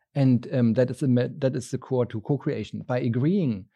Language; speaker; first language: English; non-native, fluent; German